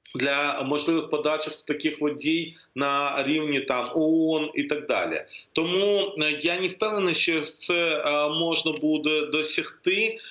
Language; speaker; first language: Ukrainian; non-native, local second language; Crimean Tatar